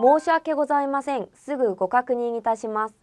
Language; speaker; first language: Japanese; non-native, fluent; Korean